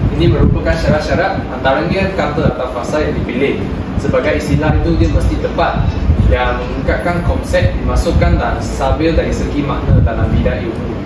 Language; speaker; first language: Malay; non-native, local second language; Chinese